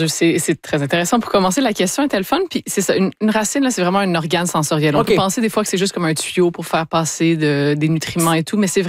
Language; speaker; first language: French; native; French